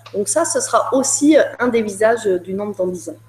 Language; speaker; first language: French; native; French